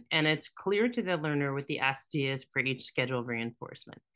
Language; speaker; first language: English; native; English